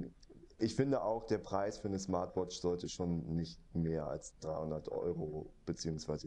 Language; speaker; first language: German; native; German